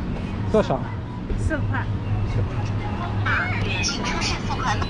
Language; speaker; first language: Chinese; non-native, learner; Romanian